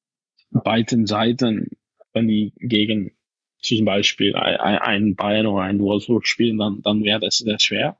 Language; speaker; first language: German; non-native, fluent; Dutch